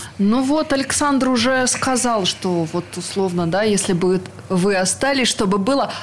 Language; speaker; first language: Russian; native; Russian